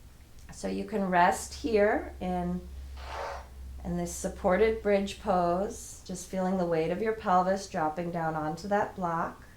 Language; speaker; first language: English; native; English